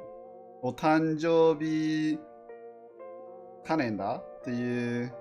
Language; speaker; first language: Japanese; non-native, learner; English